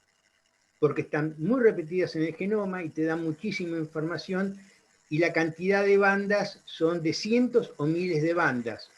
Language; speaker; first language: Spanish; native; Spanish